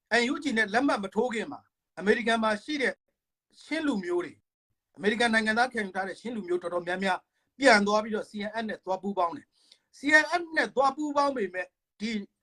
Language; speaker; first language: Burmese; non-native, local second language; Hakha Chin